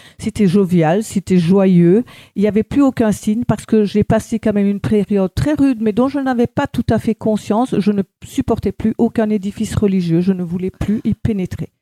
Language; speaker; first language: French; native; French